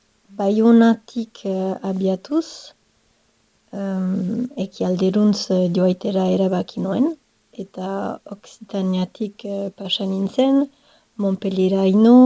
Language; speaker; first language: Basque; non-native, local second language; French